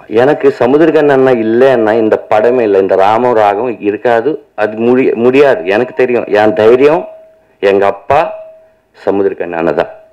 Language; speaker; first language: Tamil; non-native, learner; Telugu